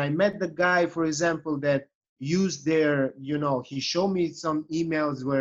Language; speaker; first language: English; non-native, fluent; Serbian